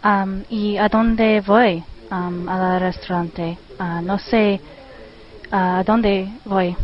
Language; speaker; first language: Spanish; non-native, learner; English